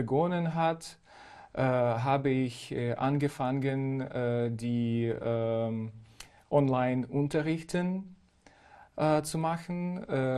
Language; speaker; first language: German; non-native, fluent; Ukrainian